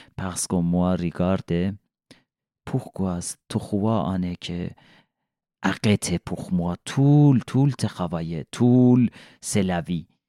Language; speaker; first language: French; non-native, learner; Persian